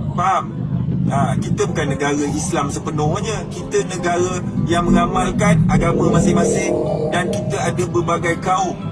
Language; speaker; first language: Malay; native; Malay